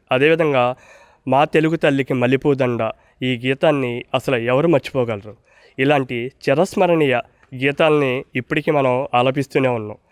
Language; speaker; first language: Telugu; native; Telugu